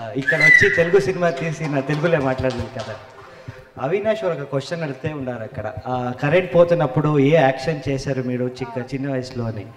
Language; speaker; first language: Telugu; non-native, learner; Kannada